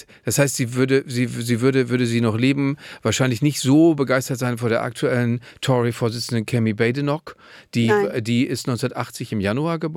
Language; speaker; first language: German; native; German